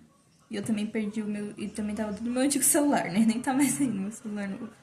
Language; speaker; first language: Portuguese; native; Portuguese